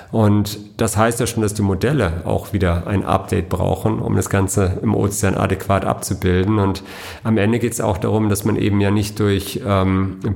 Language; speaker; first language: German; native; German